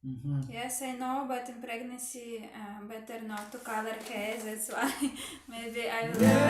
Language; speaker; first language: English; non-native, learner; Russian